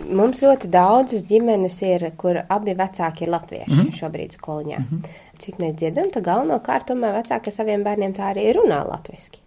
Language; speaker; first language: Latvian; native; Latvian